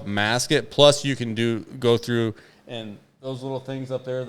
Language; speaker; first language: English; native; English